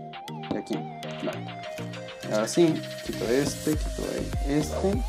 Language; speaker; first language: Spanish; native; Spanish